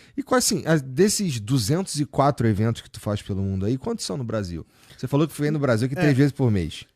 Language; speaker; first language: Portuguese; native; Portuguese